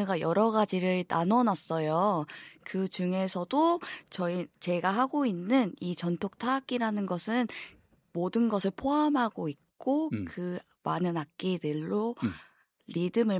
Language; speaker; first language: Korean; native; Korean